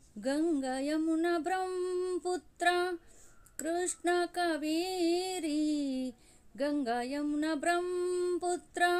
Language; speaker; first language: Hindi; non-native, local second language; Gujarati